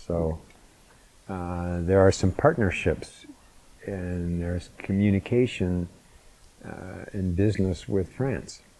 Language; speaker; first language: English; native; English